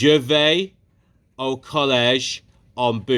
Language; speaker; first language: French; non-native, fluent; English